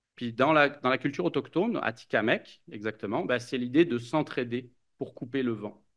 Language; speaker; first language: French; native; French